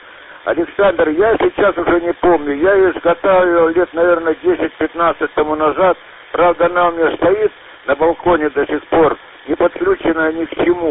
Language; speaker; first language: Russian; native; Russian